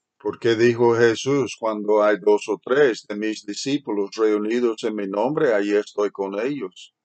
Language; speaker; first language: Spanish; non-native, fluent; English